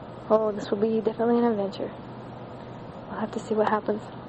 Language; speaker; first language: English; native; English